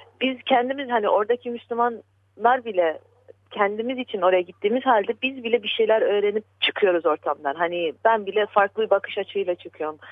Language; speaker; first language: Turkish; early bilingual, heritage; Turkish